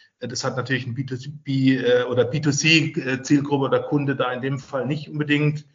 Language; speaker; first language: German; native; German